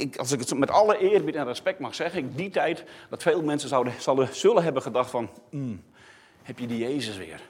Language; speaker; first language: Dutch; native; Dutch